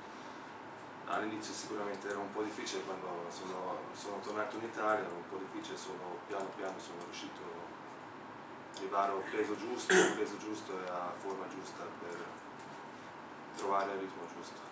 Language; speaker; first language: Italian; non-native, fluent; Slovenian